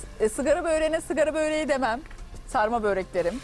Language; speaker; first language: Turkish; native; Turkish